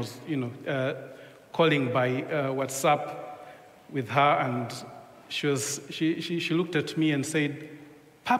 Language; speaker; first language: English; non-native, local second language; Ganda